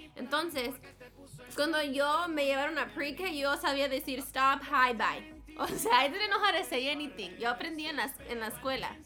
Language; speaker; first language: Spanish; early bilingual, heritage; Spanish